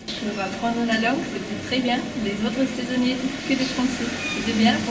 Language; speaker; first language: French; non-native, fluent; German